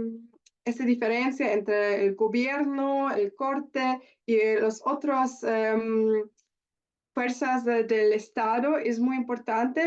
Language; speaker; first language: Spanish; non-native, learner; German